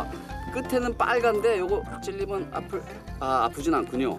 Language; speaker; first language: Korean; native; Korean